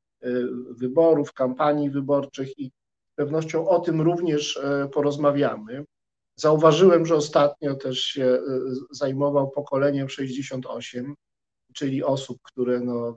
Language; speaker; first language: Polish; native; Polish